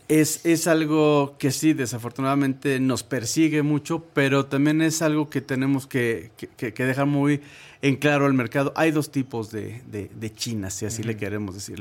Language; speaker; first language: Spanish; native; Spanish